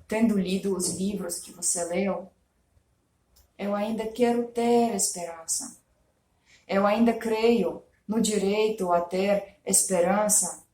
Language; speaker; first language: Portuguese; non-native, fluent; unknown